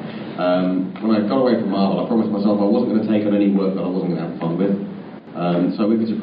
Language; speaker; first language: English; native; English